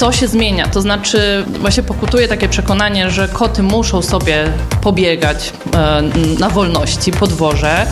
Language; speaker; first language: Polish; native; Polish